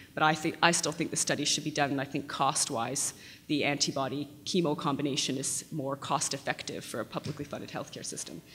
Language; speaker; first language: English; native; English